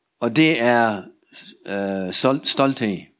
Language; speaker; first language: Danish; non-native, learner; Russian